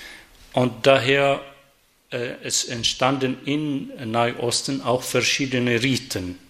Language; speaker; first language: German; non-native, fluent; Arabic